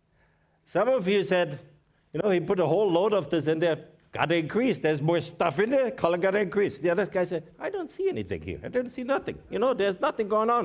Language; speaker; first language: English; non-native, fluent; German